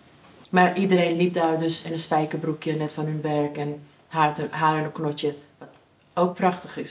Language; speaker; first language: Dutch; early bilingual, other home language; Persian